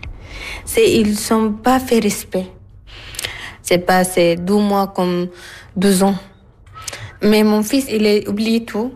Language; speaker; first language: French; non-native, learner; Arabic